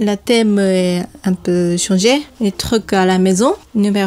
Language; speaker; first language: French; non-native, learner; Japanese